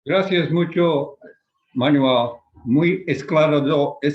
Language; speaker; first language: Spanish; non-native, fluent; Japanese